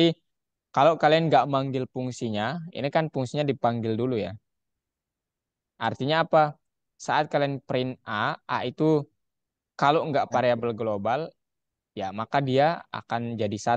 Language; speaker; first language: Indonesian; native; Indonesian